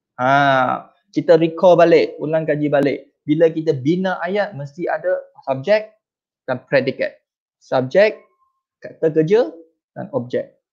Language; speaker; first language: Malay; non-native, local second language; Chinese